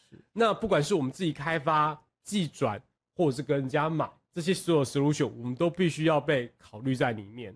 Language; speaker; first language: Chinese; native; Chinese